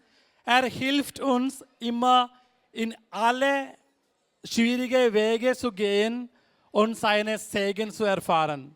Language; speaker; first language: German; non-native, fluent; Malayalam